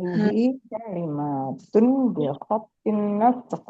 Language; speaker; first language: Arabic; non-native, learner; Indonesian